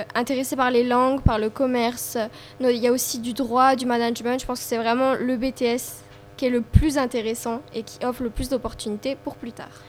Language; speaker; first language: French; native; French